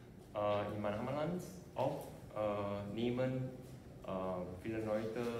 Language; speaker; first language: German; non-native, learner; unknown